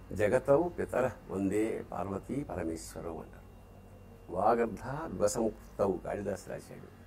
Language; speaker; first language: Telugu; native; Telugu